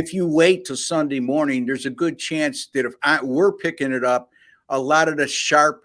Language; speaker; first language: English; native; English